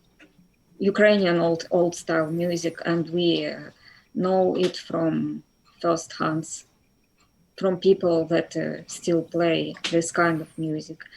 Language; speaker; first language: English; non-native, fluent; Russian